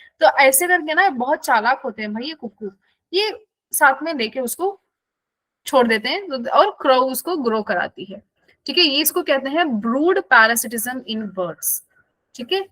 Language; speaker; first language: Hindi; non-native, local second language; Kannada